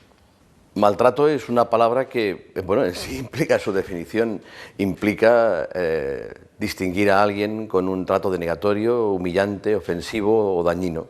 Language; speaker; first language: Spanish; native; Spanish